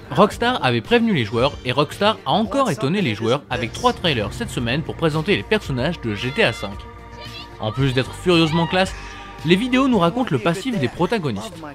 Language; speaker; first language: French; native; French